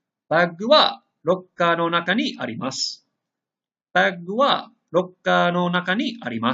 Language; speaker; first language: Japanese; non-native, fluent; English